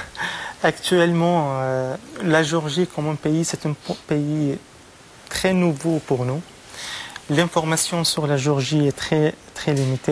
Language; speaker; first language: French; non-native, fluent; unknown